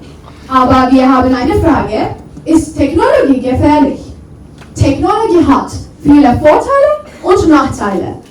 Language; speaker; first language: German; non-native, learner; Turkish